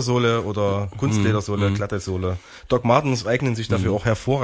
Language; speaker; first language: German; native; German